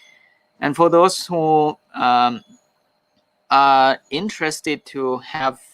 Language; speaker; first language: English; non-native, fluent; Thai